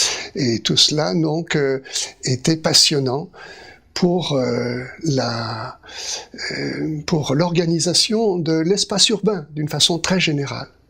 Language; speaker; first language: French; native; French